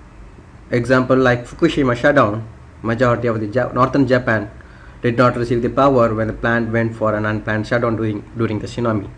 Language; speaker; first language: English; non-native, local second language; Tamil